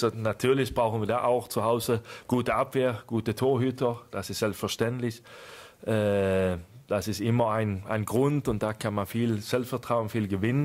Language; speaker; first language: German; non-native, fluent; Swedish